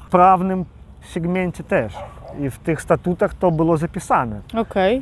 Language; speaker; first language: Polish; non-native, local second language; Belarusian